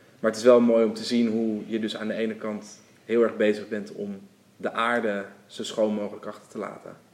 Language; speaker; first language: Dutch; native; Dutch